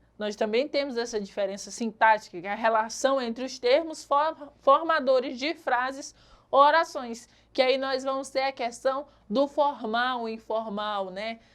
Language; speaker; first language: Portuguese; native; Portuguese